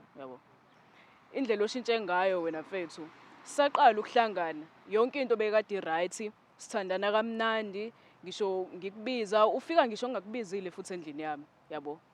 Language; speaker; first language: Zulu; native; Zulu